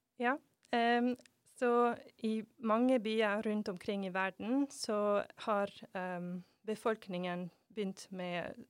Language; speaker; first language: Norwegian; non-native, fluent; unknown